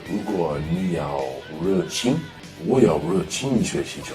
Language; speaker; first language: Chinese; non-native, learner; English